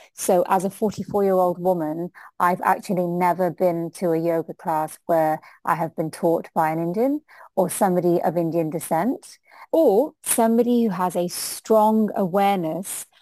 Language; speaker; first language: English; non-native, local second language; Hindi